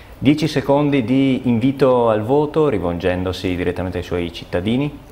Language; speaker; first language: Italian; native; Italian